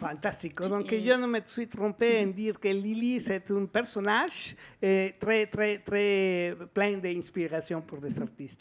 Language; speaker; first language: French; non-native, fluent; Spanish